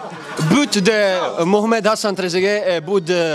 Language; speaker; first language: French; non-native, learner; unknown